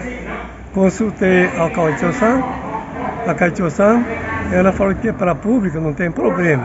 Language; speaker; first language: Portuguese; non-native, fluent; Japanese